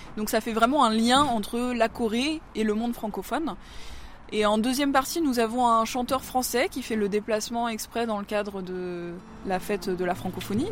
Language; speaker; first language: French; native; French